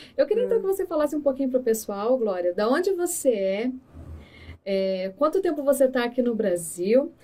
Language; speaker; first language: Portuguese; native; Portuguese